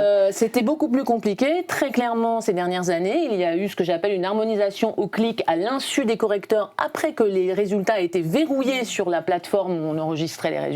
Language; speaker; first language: French; native; French